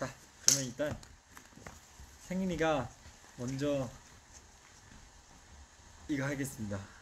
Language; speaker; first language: Korean; non-native, fluent; Chinese